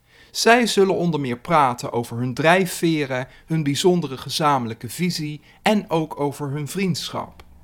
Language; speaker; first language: Dutch; native; Dutch